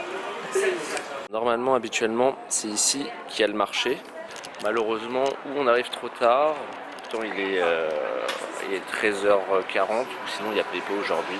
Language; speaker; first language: French; native; French